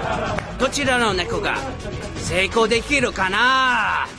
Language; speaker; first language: Japanese; non-native, learner; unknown